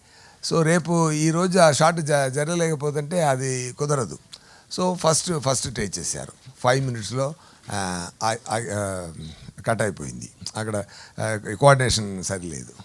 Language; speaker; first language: Telugu; non-native, fluent; Tamil